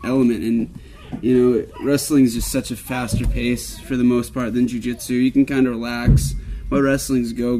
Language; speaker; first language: English; native; English